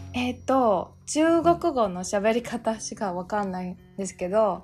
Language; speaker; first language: Japanese; non-native, fluent; Chinese